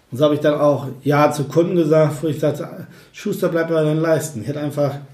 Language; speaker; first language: German; native; German